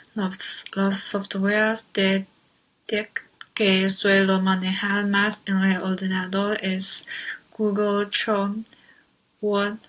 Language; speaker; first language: Spanish; non-native, learner; Chinese